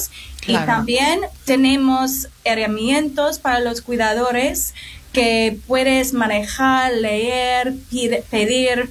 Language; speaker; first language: Spanish; non-native, fluent; English